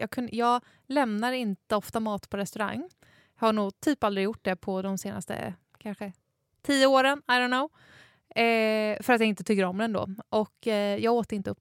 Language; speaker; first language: Swedish; native; Swedish